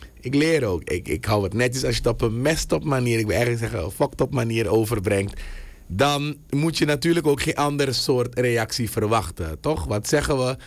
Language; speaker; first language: Dutch; native; Dutch